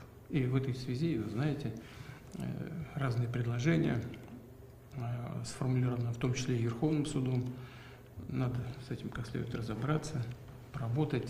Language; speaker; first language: Russian; native; Russian